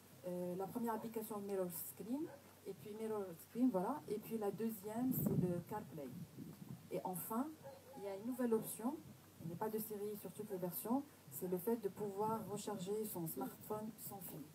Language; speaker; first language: French; non-native, local second language; Arabic